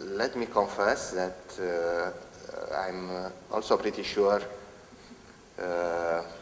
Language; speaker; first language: English; non-native, fluent; Romanian